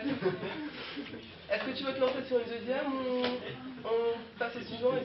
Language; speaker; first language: French; native; French